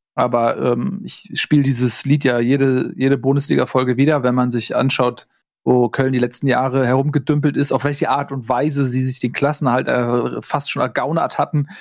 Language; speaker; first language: German; native; German